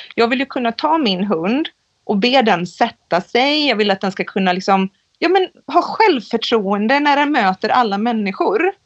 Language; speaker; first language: Swedish; native; Swedish